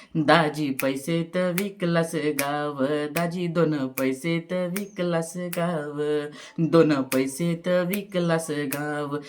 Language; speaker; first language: Marathi; native; Marathi